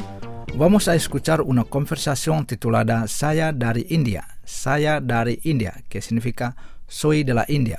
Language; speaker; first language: Spanish; non-native, fluent; Indonesian